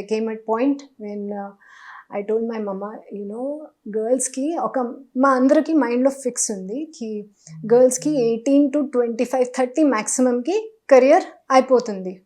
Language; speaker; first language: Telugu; non-native, learner; Hindi